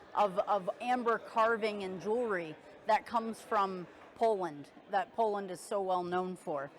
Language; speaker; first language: English; native; English